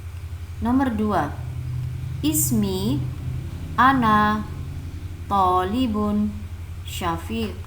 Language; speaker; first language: Arabic; non-native, fluent; Indonesian